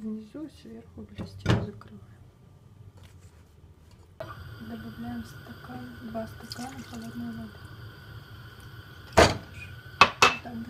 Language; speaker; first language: Russian; non-native, learner; Turkish